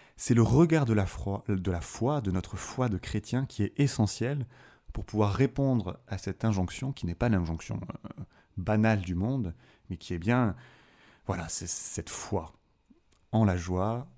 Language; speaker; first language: French; native; French